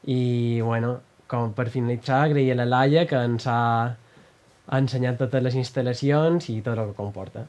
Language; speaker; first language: Catalan; native; Catalan